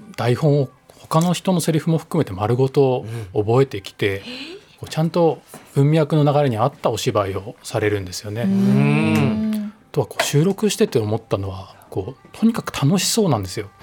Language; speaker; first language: Japanese; native; Japanese